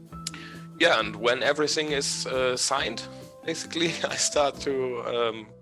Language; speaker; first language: English; non-native, fluent; German